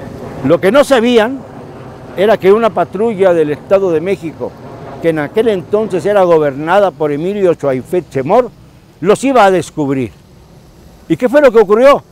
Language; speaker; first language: Spanish; native; Spanish